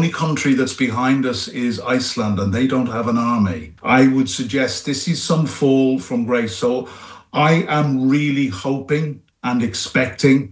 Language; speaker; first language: English; native; English